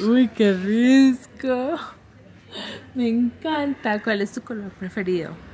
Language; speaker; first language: Spanish; early bilingual, heritage; Spanish